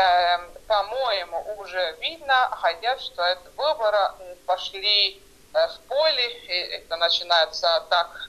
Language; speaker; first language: Russian; non-native, fluent; Estonian